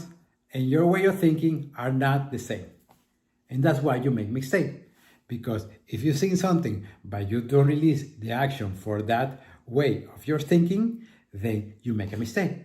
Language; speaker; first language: English; non-native, fluent; Spanish